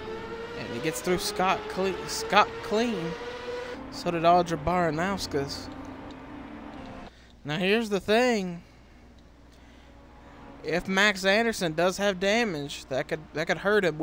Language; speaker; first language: English; native; English